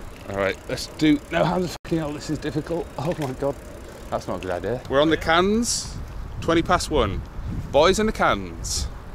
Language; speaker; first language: English; native; English